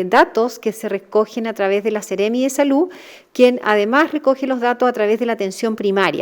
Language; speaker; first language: Spanish; native; Spanish